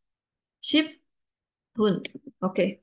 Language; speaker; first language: Indonesian; native; Indonesian